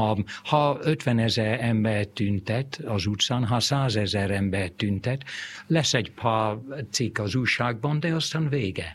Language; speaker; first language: Hungarian; non-native, fluent; English